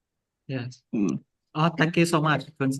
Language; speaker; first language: English; non-native, learner; Thai